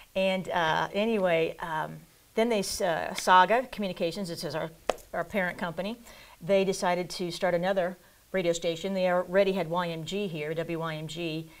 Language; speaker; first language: English; native; English